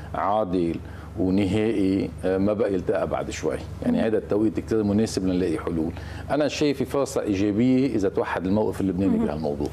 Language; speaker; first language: Arabic; native; Arabic